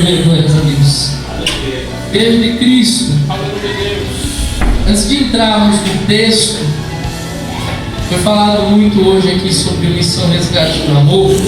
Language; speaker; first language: Portuguese; native; Portuguese